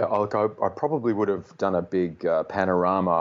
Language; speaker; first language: English; native; English